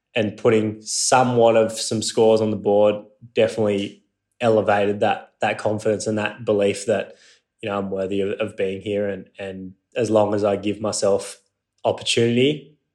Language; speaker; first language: English; non-native, local second language; Japanese